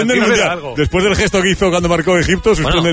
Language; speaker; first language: Spanish; native; Spanish